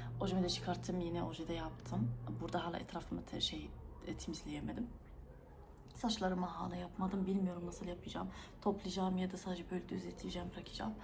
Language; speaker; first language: Turkish; non-native, fluent; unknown